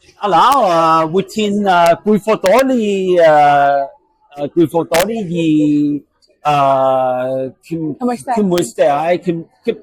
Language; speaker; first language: Welsh; non-native, learner; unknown